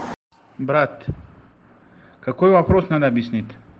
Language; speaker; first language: Russian; non-native, fluent; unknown